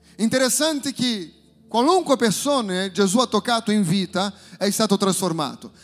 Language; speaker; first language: Italian; non-native, fluent; Portuguese